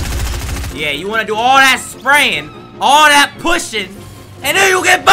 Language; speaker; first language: English; native; English